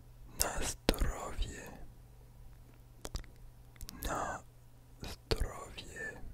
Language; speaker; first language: Polish; early bilingual, heritage; French